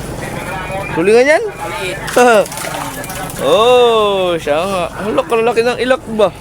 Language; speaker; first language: Filipino; native; Filipino